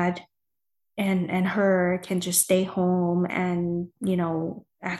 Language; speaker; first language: English; non-native, fluent; Chinese